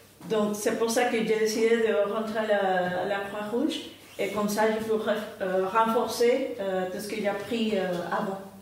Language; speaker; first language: French; non-native, fluent; Spanish